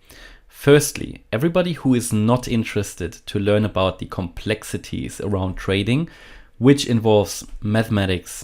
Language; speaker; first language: English; non-native, fluent; German